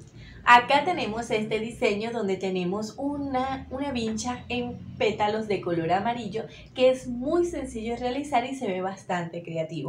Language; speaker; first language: Spanish; native; Spanish